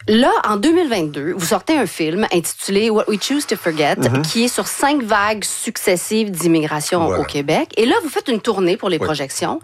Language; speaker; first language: French; native; French